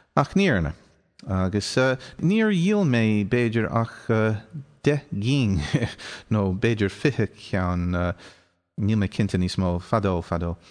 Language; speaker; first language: Irish; native; Irish